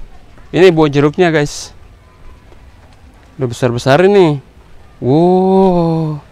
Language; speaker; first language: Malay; non-native, local second language; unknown